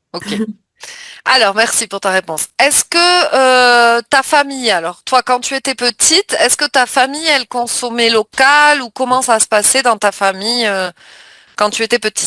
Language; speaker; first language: French; native; French